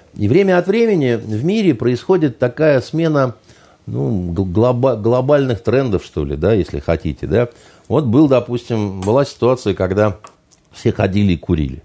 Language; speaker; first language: Russian; native; Russian